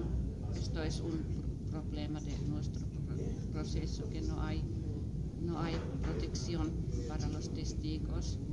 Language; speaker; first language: Spanish; non-native, fluent; Finnish